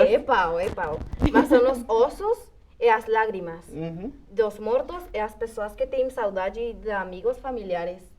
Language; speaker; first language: Portuguese; non-native, fluent; Spanish